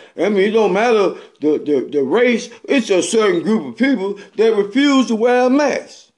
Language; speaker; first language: English; native; English